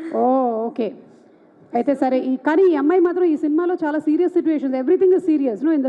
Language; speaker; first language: Telugu; native; Telugu